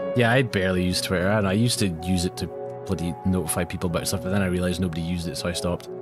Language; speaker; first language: English; native; English